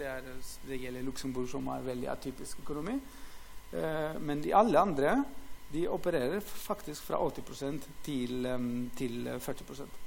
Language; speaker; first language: Norwegian; non-native, fluent; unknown